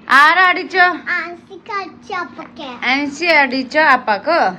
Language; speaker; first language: Malayalam; non-native, learner; Nepali